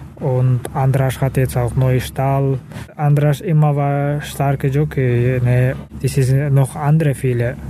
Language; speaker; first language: German; non-native, learner; Kazakh